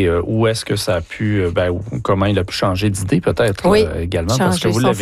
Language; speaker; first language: French; native; French